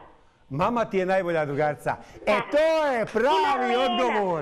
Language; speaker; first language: Bosnian; native; Bosnian